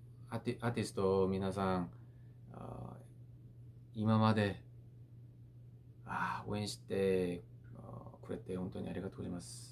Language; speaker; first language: Japanese; non-native, learner; Korean